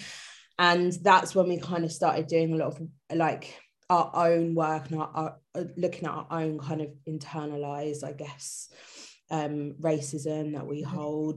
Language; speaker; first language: English; native; English